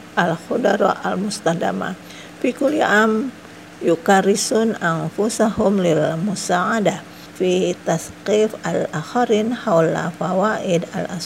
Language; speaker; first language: Arabic; non-native, fluent; Indonesian